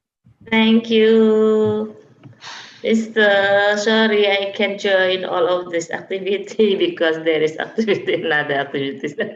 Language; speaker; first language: English; non-native, learner; Indonesian